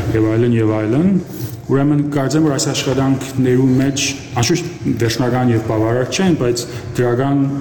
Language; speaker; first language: Armenian; early bilingual, heritage; Armenian